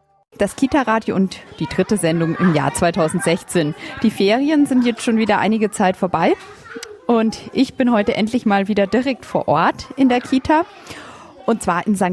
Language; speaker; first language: German; native; German